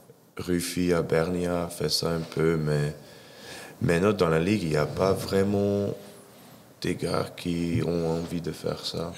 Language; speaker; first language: French; non-native, fluent; English